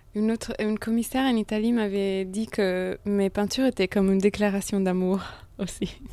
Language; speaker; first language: French; non-native, fluent; Italian